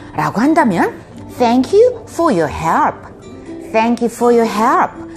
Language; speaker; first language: English; non-native, fluent; Korean